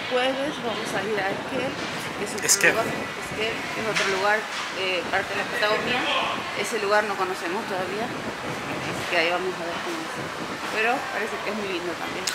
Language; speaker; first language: Spanish; native; Spanish